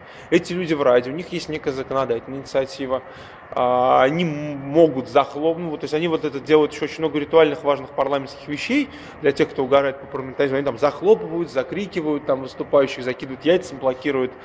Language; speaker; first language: Russian; native; Russian